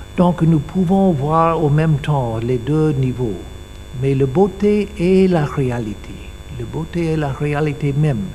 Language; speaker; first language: French; non-native, learner; English